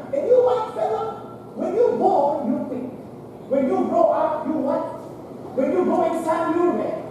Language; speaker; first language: English; non-native, local second language; Filipino